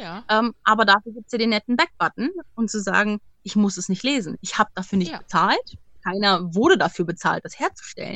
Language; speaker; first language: German; native; German